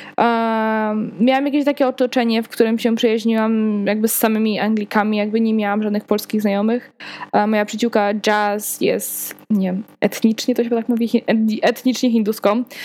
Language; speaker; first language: Polish; early bilingual, heritage; Polish